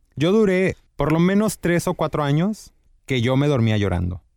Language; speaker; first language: Spanish; native; Spanish